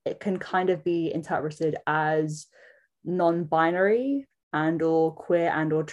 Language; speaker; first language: English; native; English